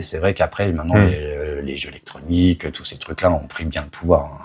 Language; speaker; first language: French; native; French